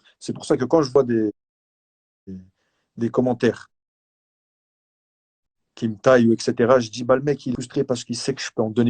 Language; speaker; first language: French; native; French